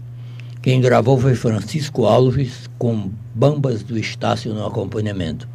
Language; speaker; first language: Portuguese; native; Portuguese